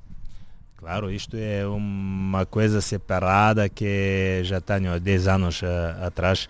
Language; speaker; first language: Portuguese; non-native, fluent; Bulgarian